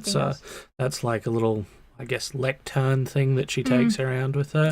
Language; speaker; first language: English; native; English